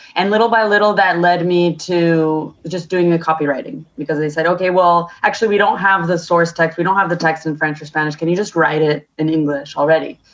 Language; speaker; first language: English; native; English